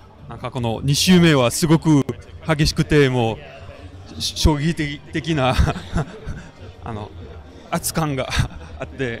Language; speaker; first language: Japanese; non-native, fluent; French